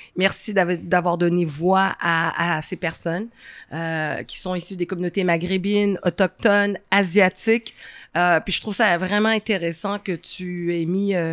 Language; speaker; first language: French; native; French